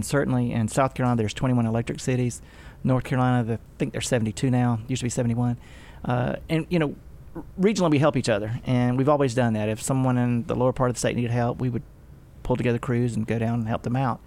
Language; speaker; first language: English; native; English